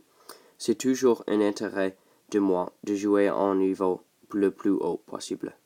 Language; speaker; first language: French; non-native, local second language; English